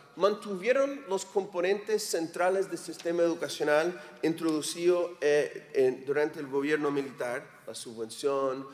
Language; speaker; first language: Spanish; non-native, fluent; English